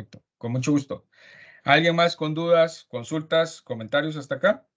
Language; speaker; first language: Spanish; native; Spanish